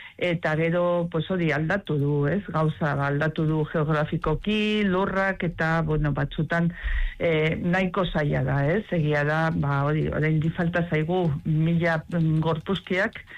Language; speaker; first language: Basque; non-native, local second language; Spanish